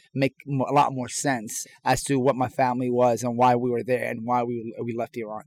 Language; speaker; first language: English; non-native, fluent; Persian